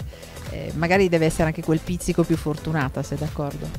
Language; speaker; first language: Italian; native; Italian